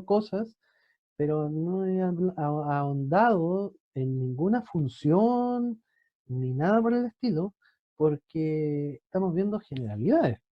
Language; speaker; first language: Spanish; native; Spanish